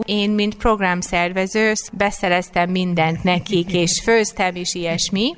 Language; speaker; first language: Hungarian; non-native, fluent; English